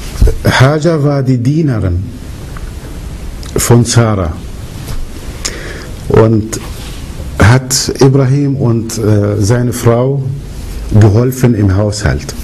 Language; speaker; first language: German; early bilingual, other home language; Arabic